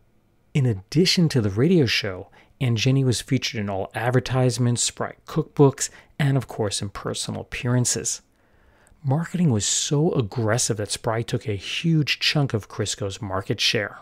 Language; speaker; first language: English; native; English